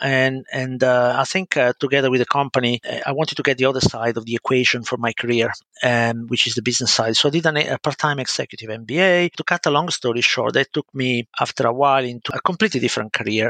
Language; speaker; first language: English; non-native, fluent; Italian